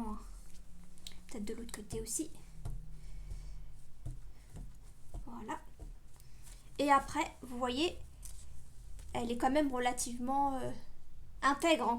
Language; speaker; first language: French; native; French